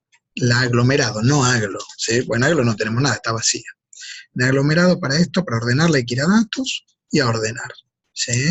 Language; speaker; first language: Spanish; native; Spanish